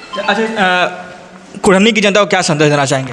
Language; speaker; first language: Hindi; native; Hindi